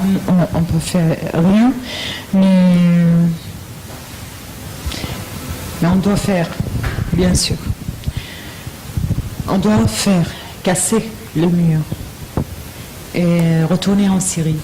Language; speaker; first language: French; non-native, learner; Arabic